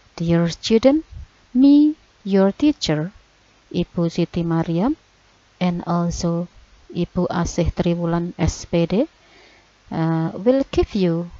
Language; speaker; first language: English; non-native, fluent; Indonesian